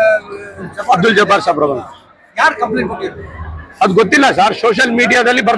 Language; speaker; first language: Kannada; non-native, local second language; Urdu